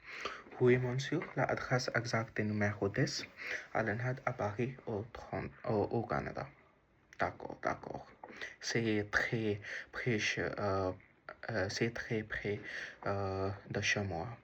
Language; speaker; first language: French; non-native, learner; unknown